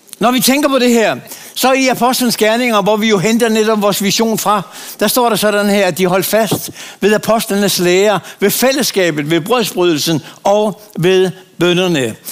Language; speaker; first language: Danish; native; Danish